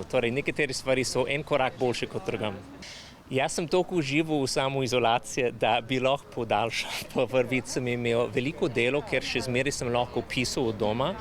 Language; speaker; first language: Slovenian; non-native, learner; English